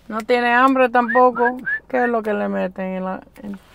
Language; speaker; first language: Spanish; early bilingual, heritage; English